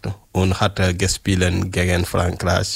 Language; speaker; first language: German; non-native, learner; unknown